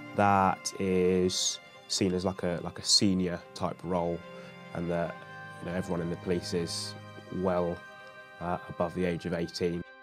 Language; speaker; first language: English; native; English